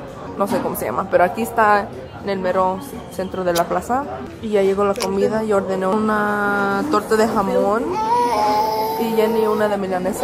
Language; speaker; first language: Spanish; early bilingual, heritage; Spanish